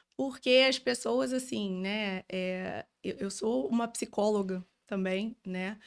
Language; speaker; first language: Portuguese; native; Portuguese